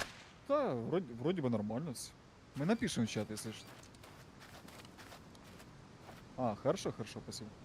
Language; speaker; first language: Russian; native; Russian